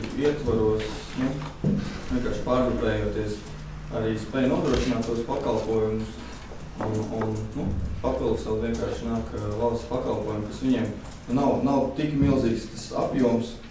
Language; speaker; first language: Latvian; native; Latvian